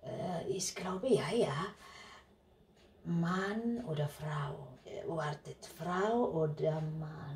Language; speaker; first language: German; non-native, learner; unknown